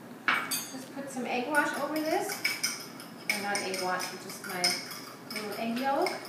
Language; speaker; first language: English; non-native, fluent; German